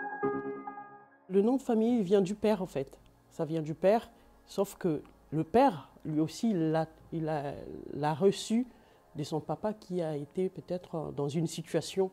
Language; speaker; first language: French; non-native, local second language; Lingala